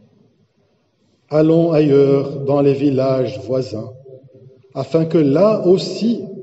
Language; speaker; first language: French; non-native, local second language; Arabic